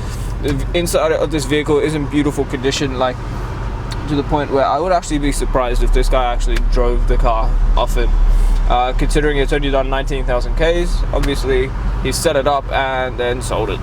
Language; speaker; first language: English; native; English